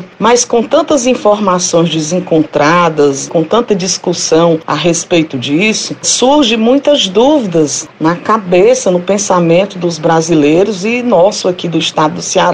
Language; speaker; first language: Portuguese; native; Portuguese